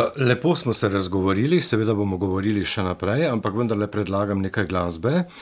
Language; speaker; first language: Slovenian; native; Slovenian